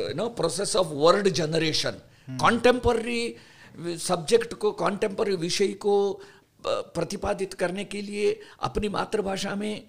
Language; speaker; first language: Hindi; non-native, local second language; Kannada